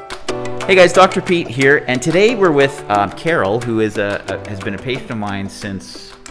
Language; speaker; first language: English; native; English